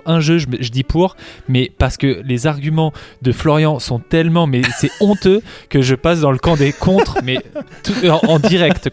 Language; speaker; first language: French; native; French